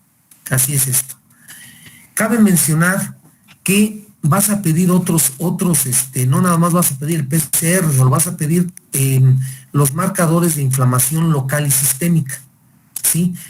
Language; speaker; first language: Spanish; native; Spanish